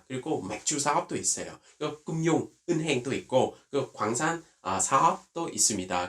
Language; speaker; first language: Korean; non-native, fluent; Vietnamese